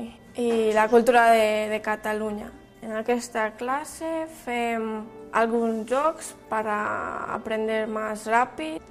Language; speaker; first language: Catalan; non-native, learner; Romanian